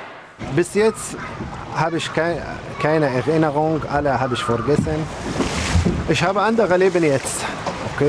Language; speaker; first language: German; non-native, learner; Arabic